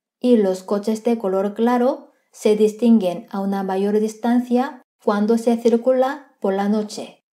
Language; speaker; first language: Spanish; non-native, fluent; Korean